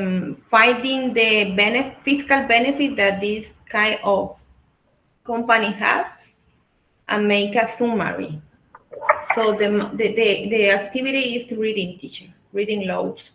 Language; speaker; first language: English; non-native, learner; Spanish